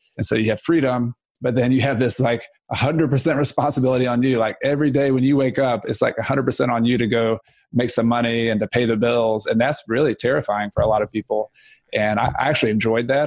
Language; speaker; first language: English; native; English